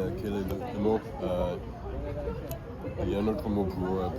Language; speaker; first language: French; non-native, fluent; English